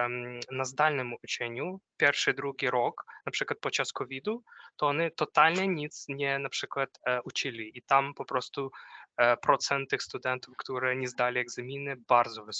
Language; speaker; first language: Polish; non-native, fluent; Ukrainian